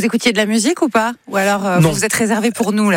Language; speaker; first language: French; native; French